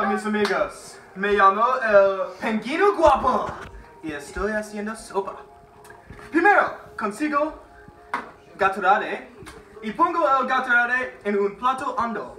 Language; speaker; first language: Spanish; non-native, learner; English